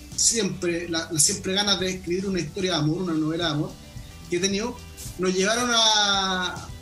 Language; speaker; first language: Spanish; native; Spanish